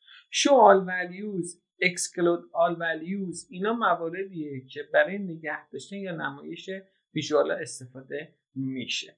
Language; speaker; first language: Persian; native; Persian